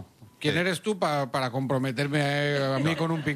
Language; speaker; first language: Spanish; native; Spanish